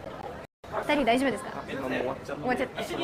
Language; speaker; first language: Japanese; non-native, fluent; French